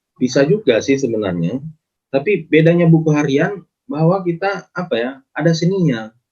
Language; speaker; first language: Indonesian; non-native, local second language; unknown